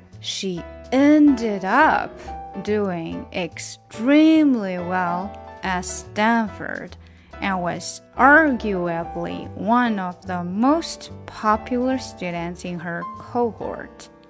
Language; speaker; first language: English; non-native, fluent; Chinese